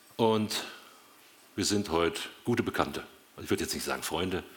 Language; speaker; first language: German; native; German